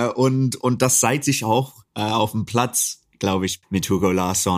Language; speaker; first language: German; non-native, fluent; English